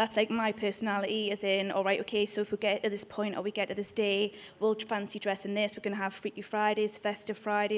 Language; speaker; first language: English; native; English